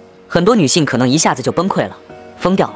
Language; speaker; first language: Chinese; native; Chinese